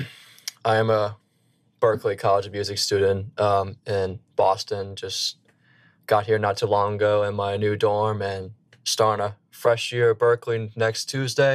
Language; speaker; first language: English; native; English